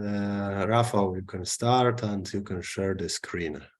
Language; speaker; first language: English; non-native, fluent; Polish